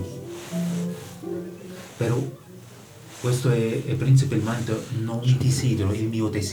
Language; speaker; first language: Italian; non-native, local second language; German